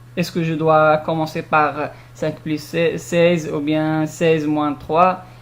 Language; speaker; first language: French; non-native, local second language; Arabic